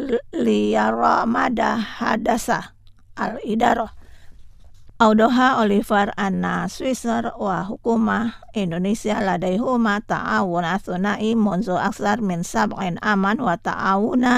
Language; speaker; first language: Arabic; non-native, fluent; Indonesian